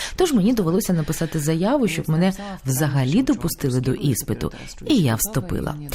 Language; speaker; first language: Ukrainian; non-native, fluent; Lithuanian